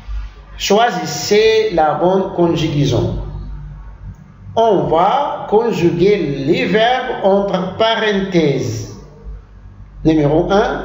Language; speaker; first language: French; non-native, fluent; Arabic